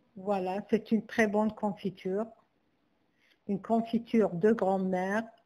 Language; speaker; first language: French; non-native, local second language; Arabic